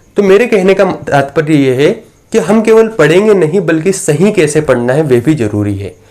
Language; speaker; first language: Hindi; native; Hindi